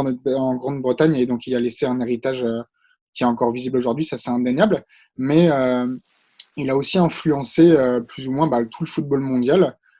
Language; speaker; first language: French; native; French